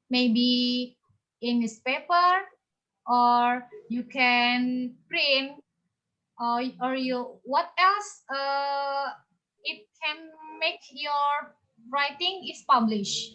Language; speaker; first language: English; non-native, fluent; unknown